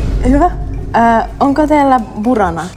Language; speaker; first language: Finnish; non-native, learner; Russian